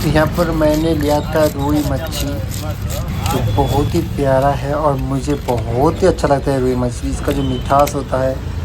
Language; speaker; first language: Hindi; non-native, local second language; Bangla